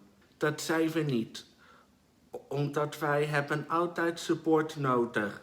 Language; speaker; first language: Dutch; early bilingual, other home language; Portuguese